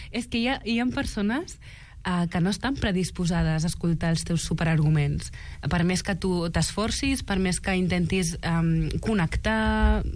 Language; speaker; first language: Catalan; early bilingual, other home language; Arabic